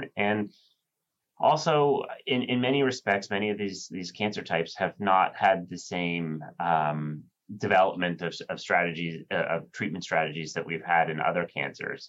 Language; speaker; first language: English; native; English